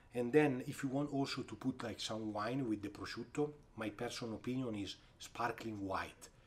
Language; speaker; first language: English; non-native, fluent; Italian